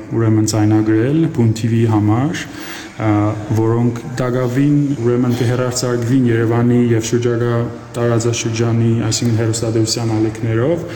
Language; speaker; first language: Armenian; early bilingual, heritage; Armenian